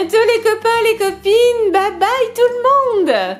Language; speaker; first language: French; native; French